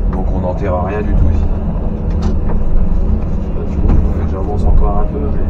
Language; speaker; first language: French; native; French